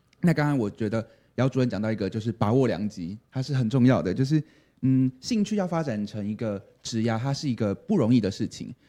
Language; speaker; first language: Chinese; native; Chinese